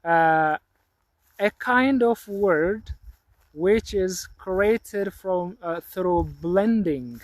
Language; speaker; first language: English; non-native, local second language; Amharic